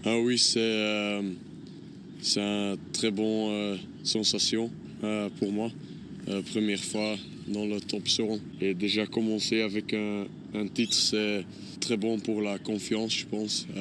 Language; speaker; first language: French; non-native, local second language; Dutch